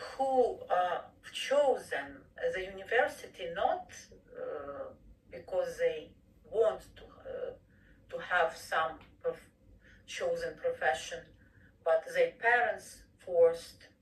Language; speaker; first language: English; non-native, fluent; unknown